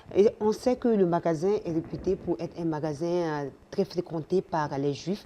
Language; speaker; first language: French; non-native, local second language; Bambara